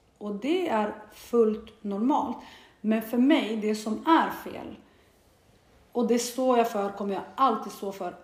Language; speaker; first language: Swedish; early bilingual, other home language; Bosnian